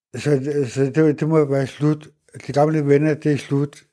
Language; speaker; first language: Danish; native; Danish